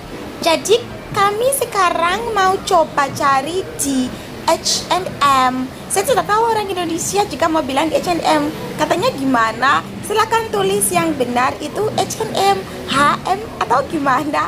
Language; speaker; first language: Indonesian; non-native, learner; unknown